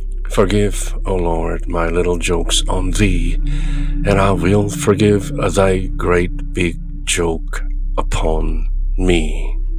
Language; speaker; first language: English; non-native, fluent; Korean